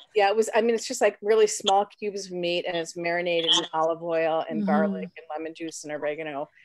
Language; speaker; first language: English; native; English